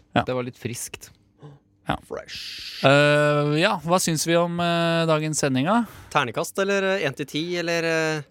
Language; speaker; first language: Norwegian; native; Norwegian